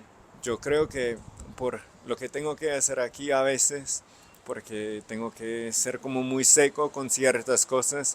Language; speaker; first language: Spanish; non-native, fluent; English